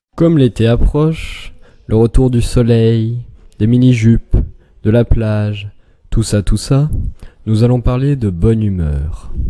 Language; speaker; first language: French; native; French